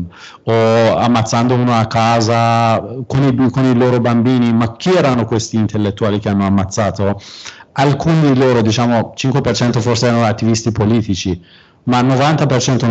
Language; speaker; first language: Italian; non-native, fluent; Persian